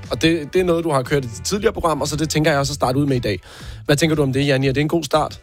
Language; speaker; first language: Danish; native; Danish